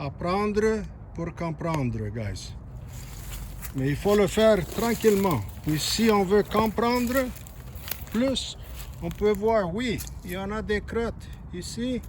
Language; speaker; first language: French; non-native, local second language; English